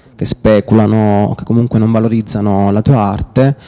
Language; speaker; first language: Italian; native; Italian